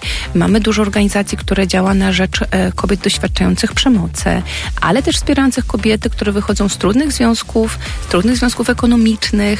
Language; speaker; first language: Polish; native; Polish